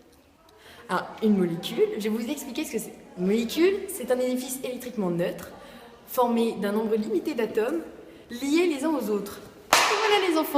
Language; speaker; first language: French; native; French